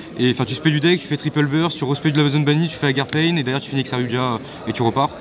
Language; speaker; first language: French; native; French